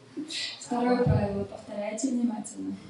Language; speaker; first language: Russian; native; Russian